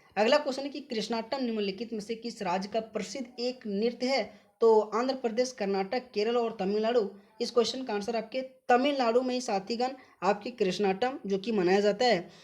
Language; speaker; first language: Hindi; native; Hindi